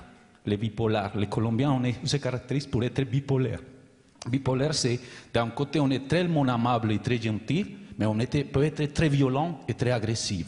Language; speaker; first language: French; non-native, learner; Spanish